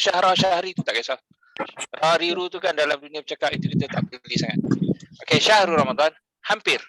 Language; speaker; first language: Malay; native; Malay